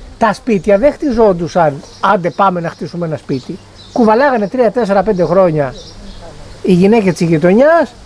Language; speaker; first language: Greek; native; Greek